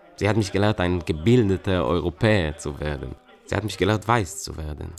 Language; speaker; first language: German; non-native, fluent; Hebrew